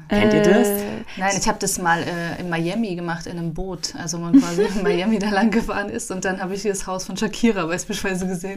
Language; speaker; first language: German; non-native, learner; French